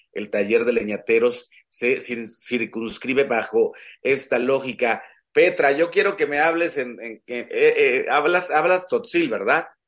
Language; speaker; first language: Spanish; non-native, local second language; Nahuatl languages